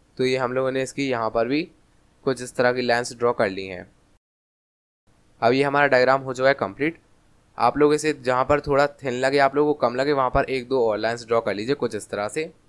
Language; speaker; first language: Hindi; native; Hindi